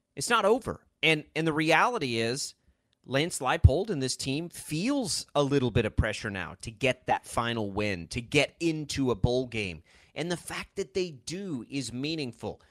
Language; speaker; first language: English; native; English